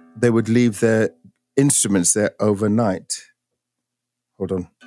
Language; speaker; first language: English; native; English